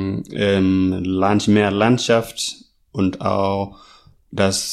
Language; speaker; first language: German; non-native, fluent; Masai